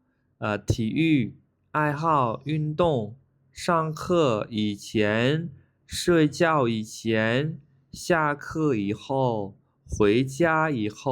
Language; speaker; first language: Chinese; non-native, fluent; Khmer